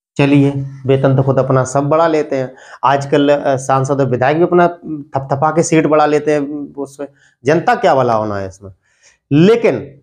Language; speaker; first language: Hindi; native; Hindi